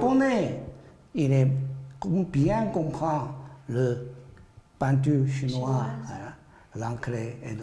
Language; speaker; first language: French; non-native, learner; Chinese